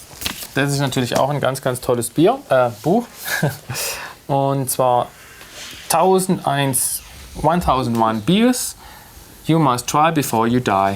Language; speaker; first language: German; native; German